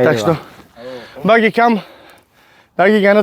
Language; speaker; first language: Arabic; non-native, learner; Tajik